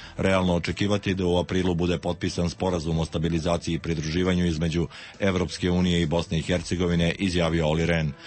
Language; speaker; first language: Serbian; native; Serbian